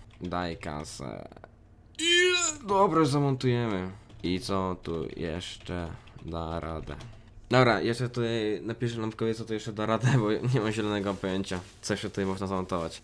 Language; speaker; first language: Polish; native; Polish